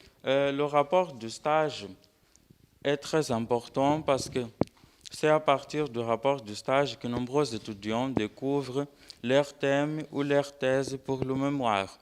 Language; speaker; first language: French; non-native, fluent; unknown